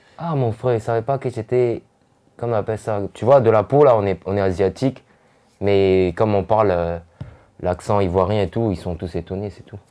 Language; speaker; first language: French; non-native, local second language; Korean